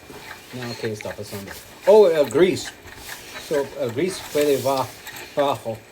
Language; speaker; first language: Spanish; non-native, learner; English